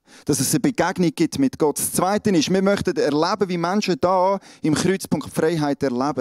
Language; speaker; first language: German; native; German